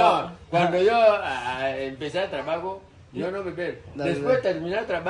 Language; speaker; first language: Spanish; non-native, local second language; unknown